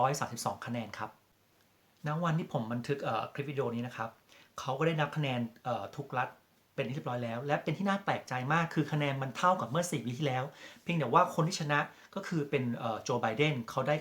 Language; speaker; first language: Thai; native; Thai